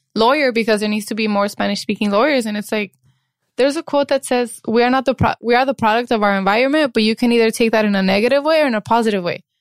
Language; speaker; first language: English; early bilingual, other home language; Spanish